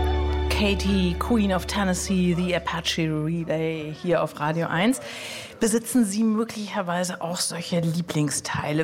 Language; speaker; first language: German; native; German